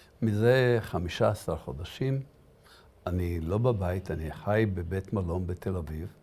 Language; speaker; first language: Hebrew; early bilingual, other home language; Arabic